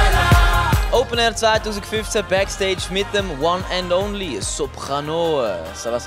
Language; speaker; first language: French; non-native, learner; German